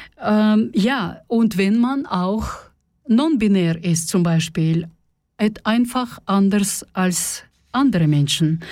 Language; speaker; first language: German; non-native, fluent; Russian